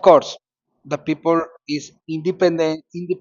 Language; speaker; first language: English; non-native, learner; Spanish